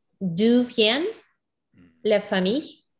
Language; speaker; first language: French; non-native, learner; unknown